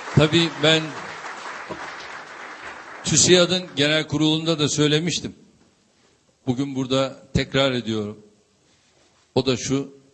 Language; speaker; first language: Turkish; native; Turkish